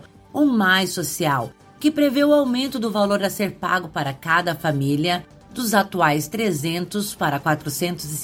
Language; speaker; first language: Portuguese; native; Portuguese